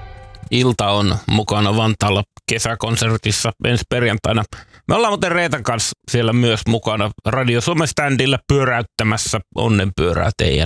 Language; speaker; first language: Finnish; native; Finnish